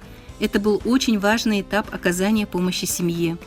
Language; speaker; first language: Russian; native; Russian